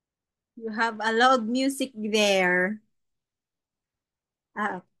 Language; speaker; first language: English; non-native, local second language; Filipino